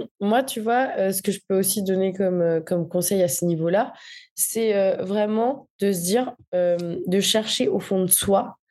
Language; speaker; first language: French; non-native, local second language; Morisyen